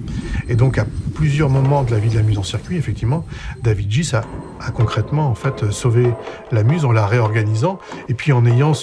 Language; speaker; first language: French; native; French